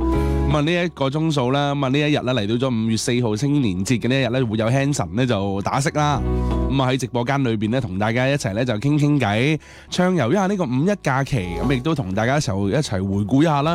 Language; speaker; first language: Cantonese; native; Cantonese